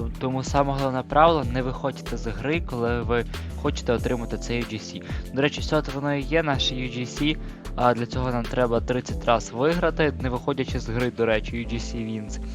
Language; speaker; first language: Ukrainian; native; Ukrainian